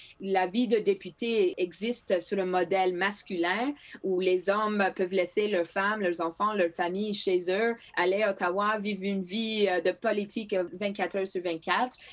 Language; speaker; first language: French; non-native, local second language; Greek